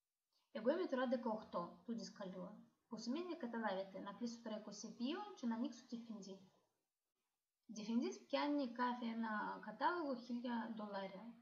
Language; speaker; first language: Greek; non-native, learner; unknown